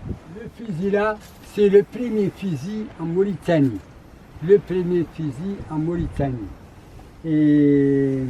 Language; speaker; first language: French; non-native, learner; Arabic